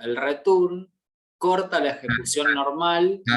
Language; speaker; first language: Spanish; native; Spanish